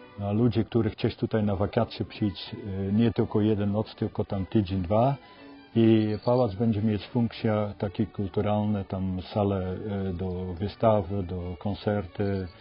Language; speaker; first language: Polish; non-native, learner; Dutch